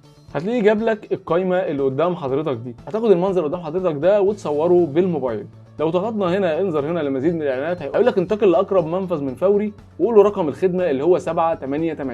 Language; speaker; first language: Arabic; native; Arabic